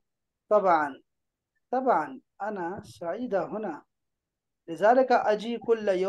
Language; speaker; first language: Arabic; non-native, fluent; Urdu